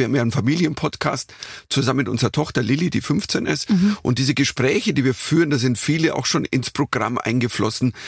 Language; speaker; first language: German; native; German